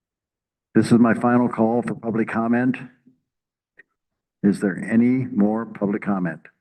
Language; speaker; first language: English; native; English